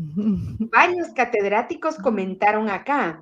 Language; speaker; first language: Spanish; native; Spanish